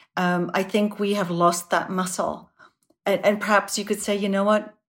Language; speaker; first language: English; native; English